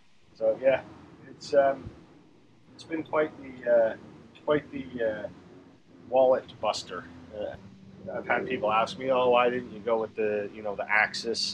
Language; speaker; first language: English; native; English